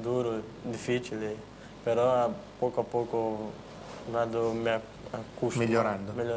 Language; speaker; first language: Italian; non-native, learner; Portuguese